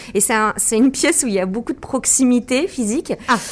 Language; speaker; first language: French; native; French